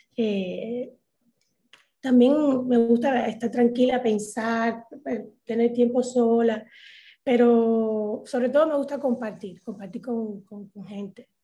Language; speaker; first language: Spanish; native; Spanish